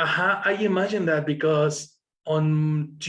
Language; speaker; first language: English; non-native, fluent; Spanish